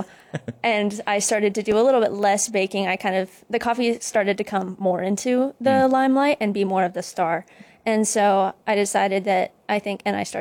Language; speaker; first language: English; native; English